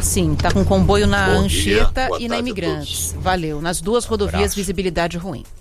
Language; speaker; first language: Portuguese; native; Portuguese